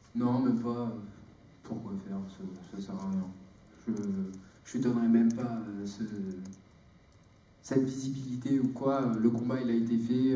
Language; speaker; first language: French; native; French